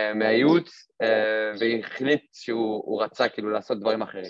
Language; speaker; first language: Hebrew; non-native, fluent; French